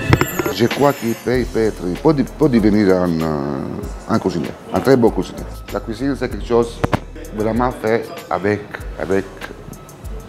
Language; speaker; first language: French; non-native, learner; Italian